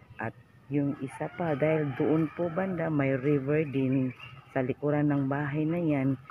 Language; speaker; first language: Filipino; non-native, local second language; Cebuano